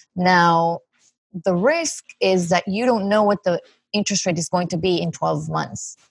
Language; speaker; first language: English; non-native, fluent; Hebrew